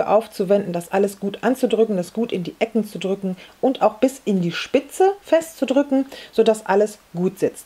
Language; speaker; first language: German; native; German